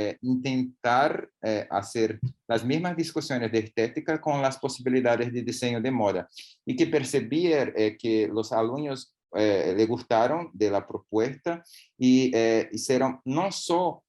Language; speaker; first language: Spanish; non-native, learner; Portuguese